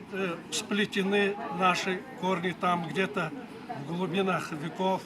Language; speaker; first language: Russian; non-native, local second language; Karachay-Balkar